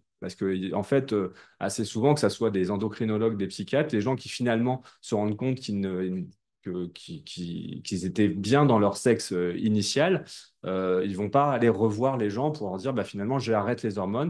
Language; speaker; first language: French; native; French